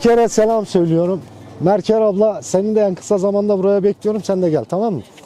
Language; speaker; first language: Turkish; native; Turkish